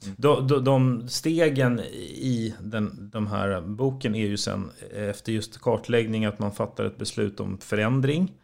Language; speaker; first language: Swedish; native; Swedish